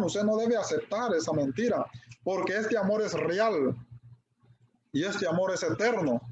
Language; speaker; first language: Spanish; native; Spanish